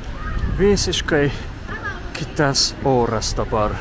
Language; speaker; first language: Lithuanian; non-native, learner; Japanese